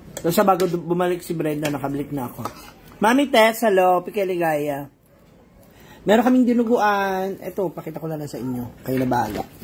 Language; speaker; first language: Filipino; non-native, local second language; Cebuano